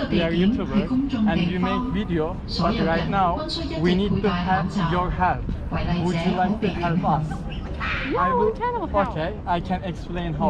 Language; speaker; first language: English; non-native, learner; Turkish